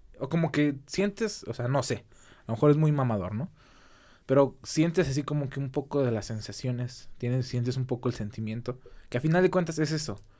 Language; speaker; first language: Spanish; native; Spanish